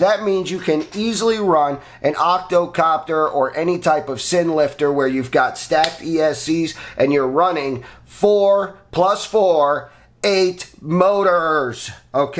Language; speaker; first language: English; native; English